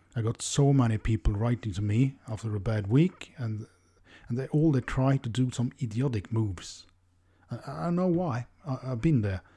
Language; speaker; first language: English; non-native, fluent; Norwegian